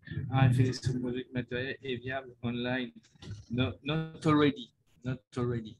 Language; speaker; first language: English; non-native, learner; French